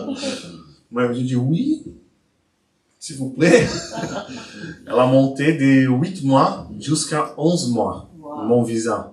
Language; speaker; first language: French; non-native, learner; Portuguese